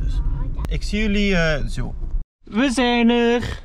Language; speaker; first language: Dutch; native; Dutch